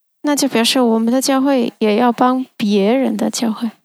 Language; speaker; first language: Chinese; non-native, fluent; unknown